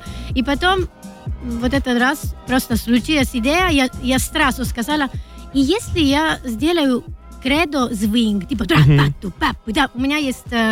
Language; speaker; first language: Russian; non-native, learner; Italian